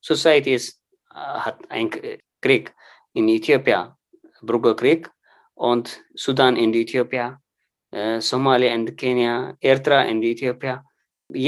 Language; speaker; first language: German; non-native, learner; Tigrinya